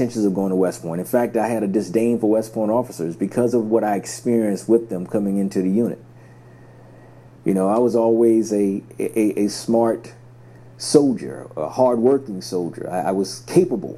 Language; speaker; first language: English; native; English